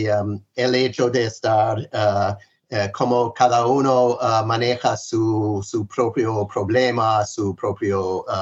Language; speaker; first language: Spanish; non-native, fluent; English